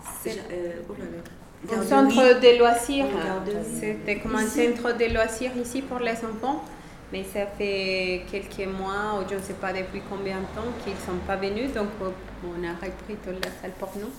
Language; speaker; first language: French; non-native, fluent; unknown